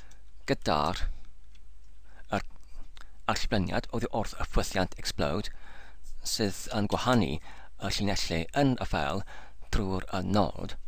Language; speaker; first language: Welsh; non-native, learner; English